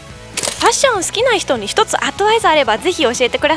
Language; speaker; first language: Japanese; non-native, fluent; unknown